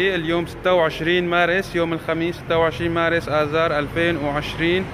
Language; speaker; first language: Arabic; native; Arabic